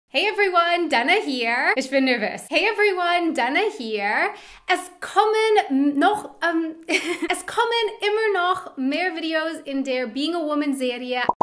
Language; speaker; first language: German; non-native, fluent; English